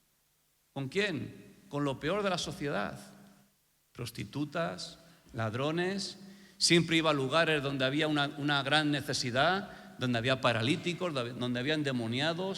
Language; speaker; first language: Spanish; native; Spanish